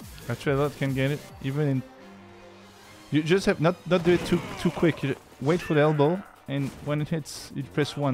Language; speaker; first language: English; non-native, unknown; French